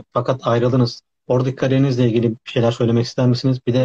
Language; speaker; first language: Turkish; native; Turkish